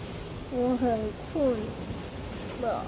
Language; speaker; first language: Chinese; non-native, learner; Korean